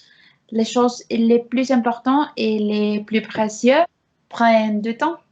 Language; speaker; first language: French; non-native, learner; Spanish